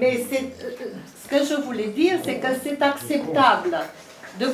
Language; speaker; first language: French; non-native, fluent; Romanian